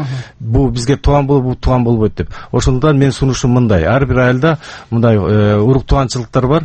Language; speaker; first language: Kyrgyz; native; Kyrgyz